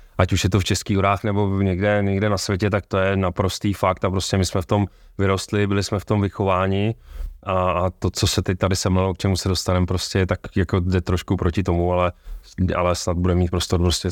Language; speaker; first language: Czech; native; Czech